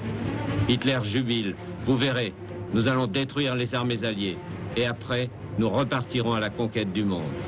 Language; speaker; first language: French; native; French